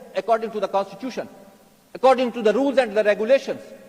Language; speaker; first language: English; non-native, local second language; Pashto